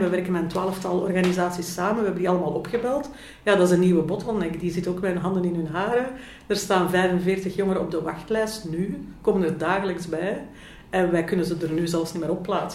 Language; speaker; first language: Dutch; native; Dutch